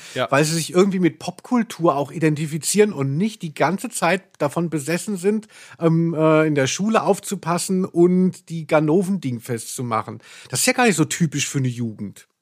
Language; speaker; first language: German; native; German